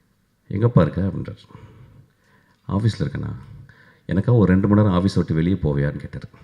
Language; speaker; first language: Tamil; native; Tamil